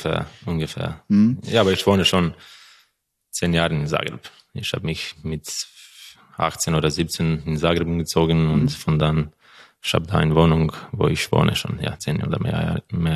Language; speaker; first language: German; non-native, learner; Croatian